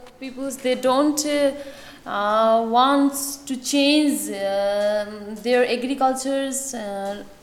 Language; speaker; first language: English; non-native, fluent; Nepali